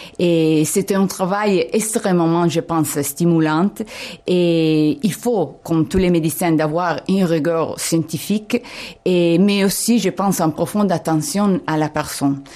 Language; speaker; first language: French; non-native, fluent; Italian